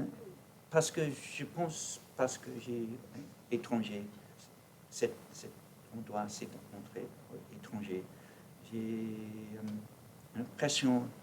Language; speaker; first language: French; non-native, learner; English